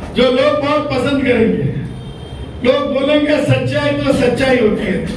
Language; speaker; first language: Hindi; non-native, local second language; Marathi